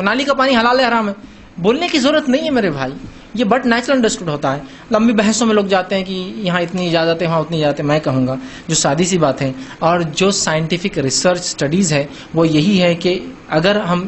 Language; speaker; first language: Urdu; native; Urdu